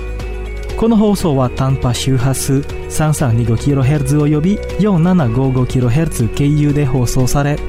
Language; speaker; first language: Japanese; non-native, fluent; Indonesian